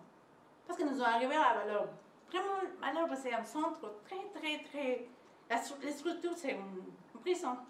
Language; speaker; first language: French; non-native, learner; Spanish